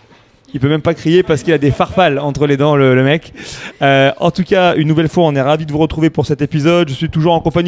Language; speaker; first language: French; native; French